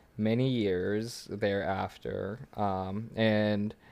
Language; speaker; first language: English; early bilingual, other home language; German